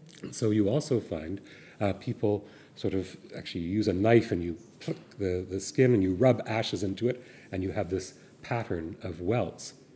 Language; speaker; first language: English; native; English